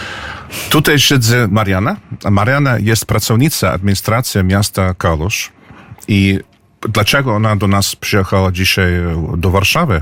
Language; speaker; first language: Polish; early bilingual, heritage; English